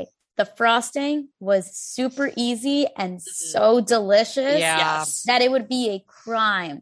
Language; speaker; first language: English; native; English